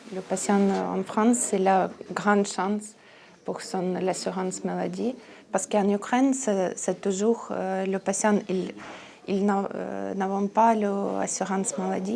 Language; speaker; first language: French; non-native, learner; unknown